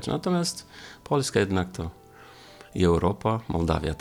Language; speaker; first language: Polish; non-native, fluent; Romanian